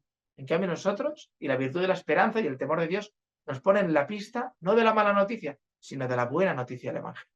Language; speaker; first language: Spanish; native; Spanish